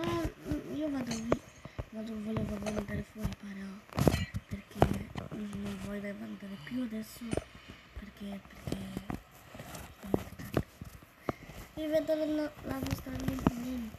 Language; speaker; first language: Italian; early bilingual, other home language; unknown